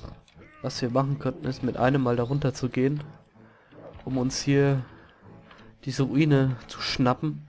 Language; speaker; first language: German; native; German